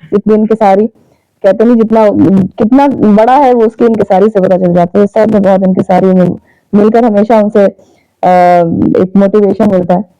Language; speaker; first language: Urdu; native; Urdu